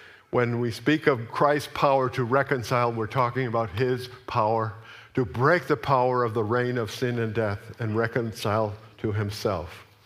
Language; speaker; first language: English; native; English